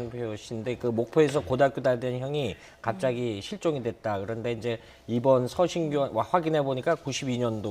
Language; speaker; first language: Korean; native; Korean